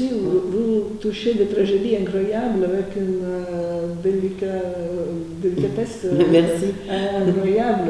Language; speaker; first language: French; non-native, fluent; Italian